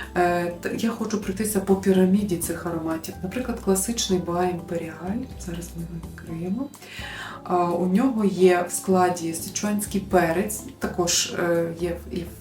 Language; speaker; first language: Ukrainian; native; Ukrainian